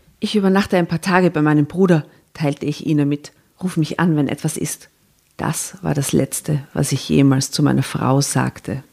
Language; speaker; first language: German; early bilingual, other home language; Serbian